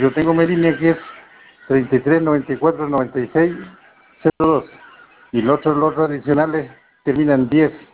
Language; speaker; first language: Spanish; native; Spanish